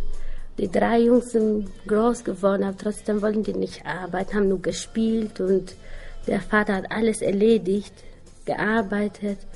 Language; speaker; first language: German; non-native, learner; Albanian